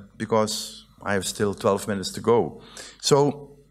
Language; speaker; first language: English; non-native, fluent; Dutch